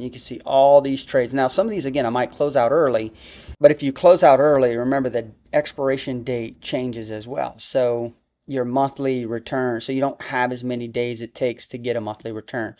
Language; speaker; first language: English; native; English